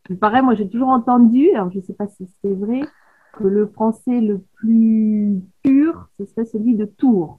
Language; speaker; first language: French; native; French